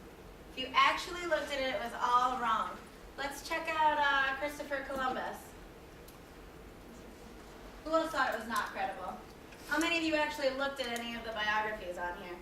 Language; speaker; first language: English; native; English